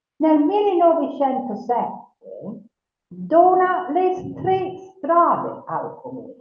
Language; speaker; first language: Italian; non-native, fluent; English